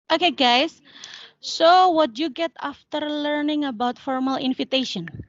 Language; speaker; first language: English; non-native, learner; Indonesian